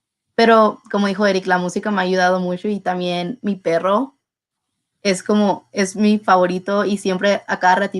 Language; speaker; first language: Spanish; early bilingual, heritage; Spanish